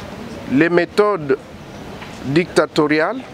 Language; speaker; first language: French; non-native, local second language; Lingala